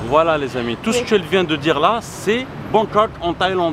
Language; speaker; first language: French; native; French